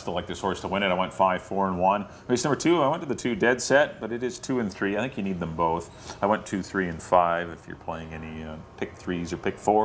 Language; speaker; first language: English; native; English